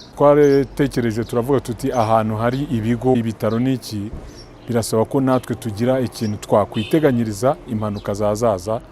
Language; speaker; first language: Kinyarwanda; native; Kinyarwanda